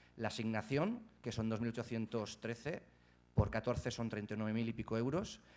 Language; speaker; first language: Spanish; native; Spanish